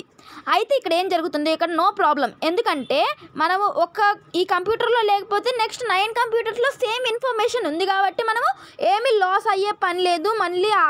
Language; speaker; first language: Telugu; native; Telugu